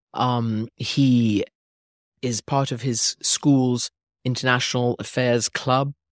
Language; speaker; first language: English; early bilingual, other home language; Persian